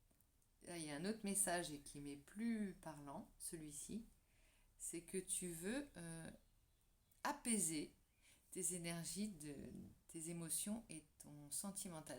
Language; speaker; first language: French; native; French